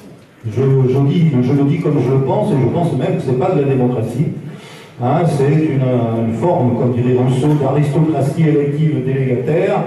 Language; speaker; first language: French; native; French